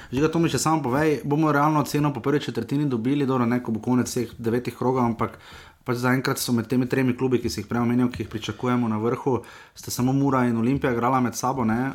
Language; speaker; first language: Slovenian; native; Slovenian